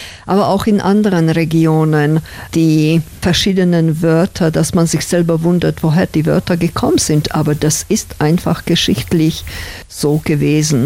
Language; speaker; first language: German; non-native, fluent; Slovak